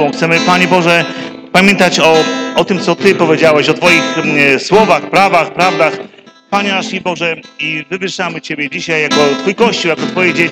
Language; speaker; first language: Polish; native; Polish